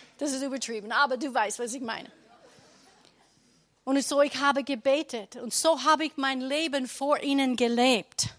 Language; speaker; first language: German; non-native, learner; English